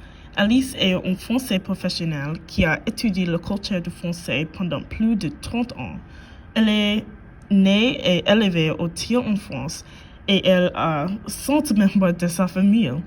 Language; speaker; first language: French; non-native, learner; English